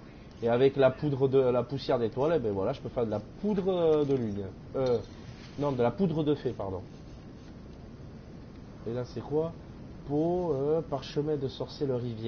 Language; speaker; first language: French; native; French